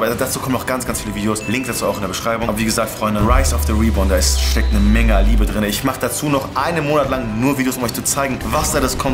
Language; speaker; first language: German; native; German